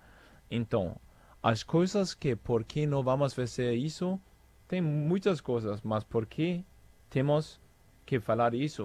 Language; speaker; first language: Portuguese; non-native, fluent; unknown